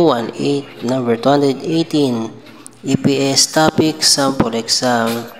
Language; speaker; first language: English; non-native, local second language; Filipino